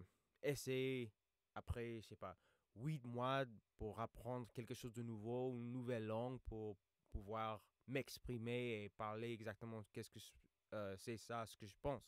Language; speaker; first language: French; non-native, fluent; English